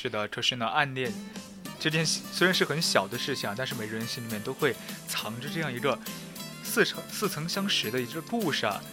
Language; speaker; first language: Chinese; native; Chinese